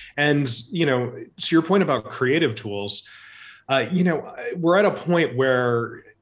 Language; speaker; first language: English; native; English